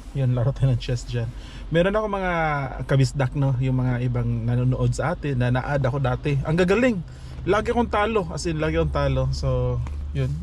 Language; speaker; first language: Filipino; non-native, local second language; Cebuano